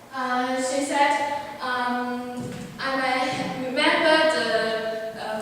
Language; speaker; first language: English; non-native, learner; Chinese